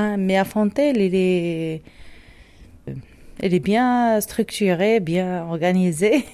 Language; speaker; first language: French; non-native, learner; Arabic